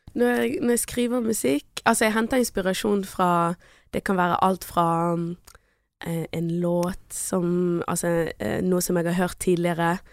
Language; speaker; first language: Norwegian; early bilingual, other home language; Portuguese